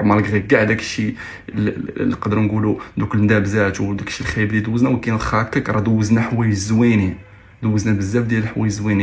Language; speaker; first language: Arabic; native; Arabic